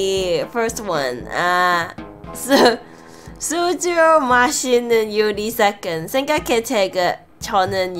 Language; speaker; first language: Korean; non-native, learner; Cantonese